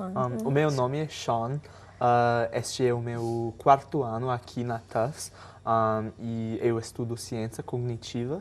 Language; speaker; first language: Portuguese; non-native, fluent; English